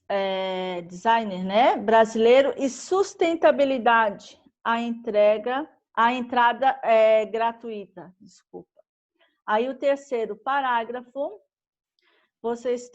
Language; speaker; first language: Portuguese; native; Portuguese